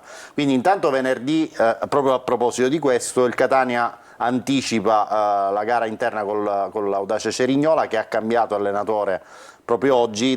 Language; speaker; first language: Italian; native; Italian